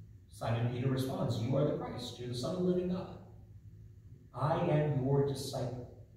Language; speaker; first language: English; native; English